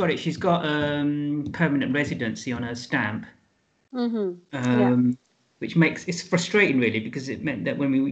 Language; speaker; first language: English; native; English